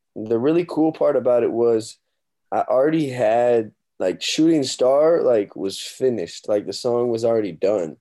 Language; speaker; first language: English; native; English